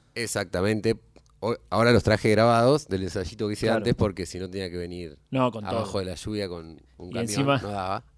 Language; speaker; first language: Spanish; native; Spanish